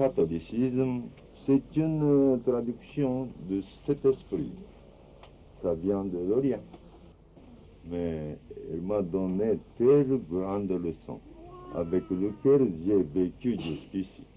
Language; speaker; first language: French; non-native, fluent; Japanese